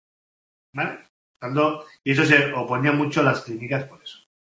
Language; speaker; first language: Spanish; native; Spanish